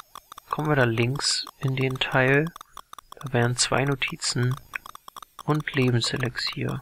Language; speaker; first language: German; native; German